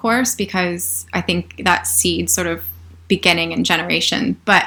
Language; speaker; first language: English; native; English